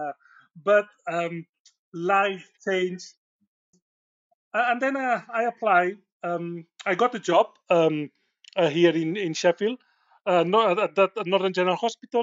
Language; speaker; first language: English; non-native, fluent; Spanish